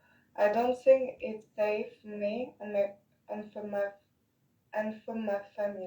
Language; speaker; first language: English; non-native, learner; French